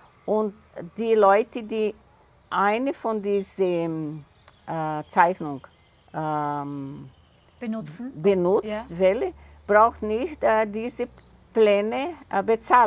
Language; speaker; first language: German; non-native, local second language; Portuguese